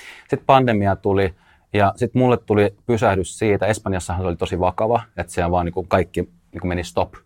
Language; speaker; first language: Finnish; early bilingual, other home language; Russian